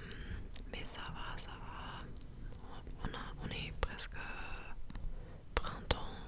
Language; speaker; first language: French; non-native, fluent; English